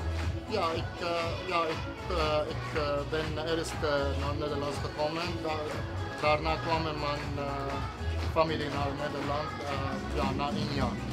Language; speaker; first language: Dutch; non-native, learner; Arabic